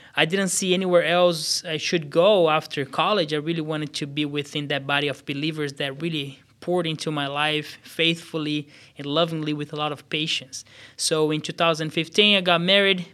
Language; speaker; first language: English; non-native, fluent; Portuguese